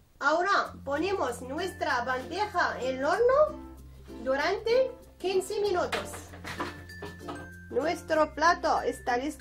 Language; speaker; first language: Spanish; non-native, learner; Arabic